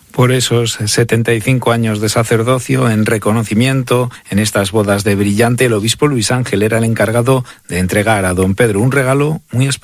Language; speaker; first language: Spanish; native; Spanish